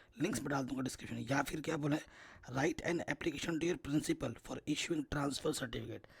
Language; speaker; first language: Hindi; native; Hindi